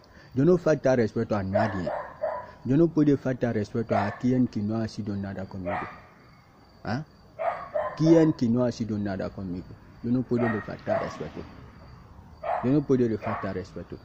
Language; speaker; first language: Spanish; non-native, learner; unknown